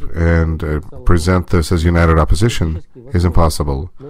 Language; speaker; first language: English; non-native, fluent; Russian